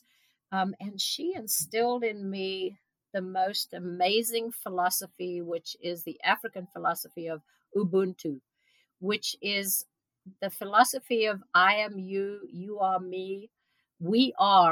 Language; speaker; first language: English; native; English